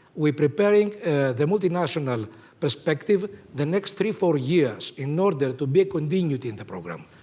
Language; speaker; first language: English; non-native, fluent; Greek